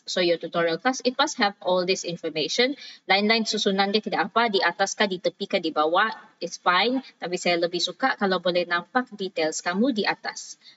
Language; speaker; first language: English; non-native, local second language; Malay